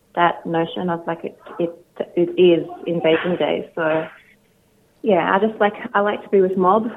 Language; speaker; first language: English; native; English